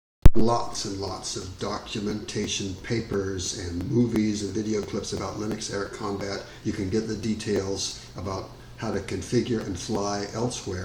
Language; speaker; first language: English; native; English